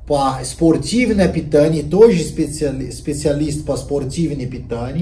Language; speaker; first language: Russian; non-native, learner; Portuguese